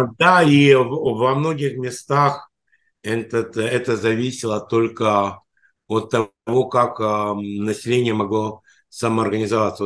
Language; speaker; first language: Russian; native; Russian